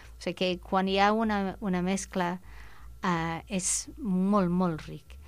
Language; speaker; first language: Catalan; non-native, fluent; English